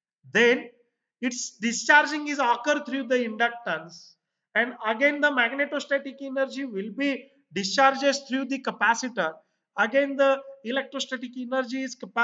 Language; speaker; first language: English; non-native, local second language; Marathi